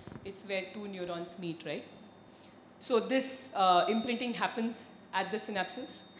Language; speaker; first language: English; non-native, local second language; Marathi